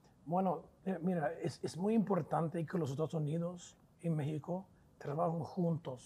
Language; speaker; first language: Spanish; non-native, fluent; English